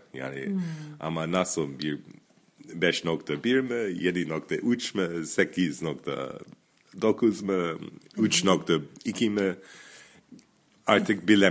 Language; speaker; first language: Turkish; non-native, fluent; English